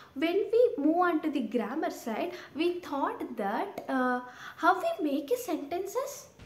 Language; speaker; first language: English; non-native, local second language; Kannada